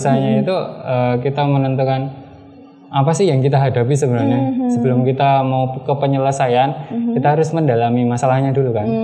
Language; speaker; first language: Indonesian; native; Indonesian